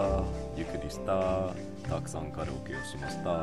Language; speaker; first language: Japanese; non-native, learner; English